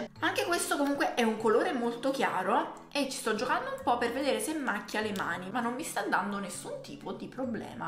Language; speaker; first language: Italian; native; Italian